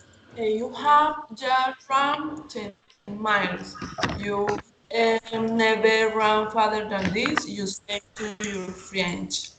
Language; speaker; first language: English; non-native, learner; Spanish